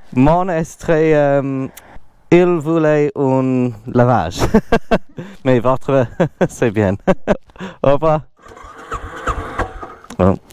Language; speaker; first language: French; non-native, learner; English